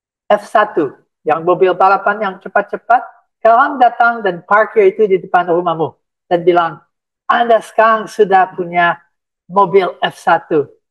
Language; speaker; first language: Indonesian; non-native, fluent; English